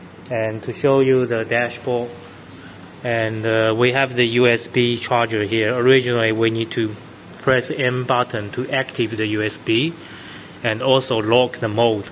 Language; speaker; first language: English; non-native, fluent; Chinese